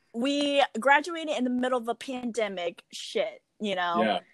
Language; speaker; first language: English; native; English